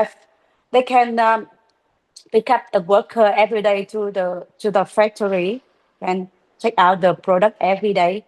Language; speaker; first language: English; non-native, learner; Vietnamese